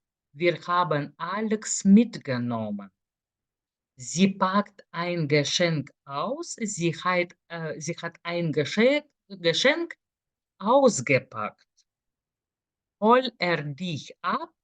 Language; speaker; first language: German; non-native, fluent; Lithuanian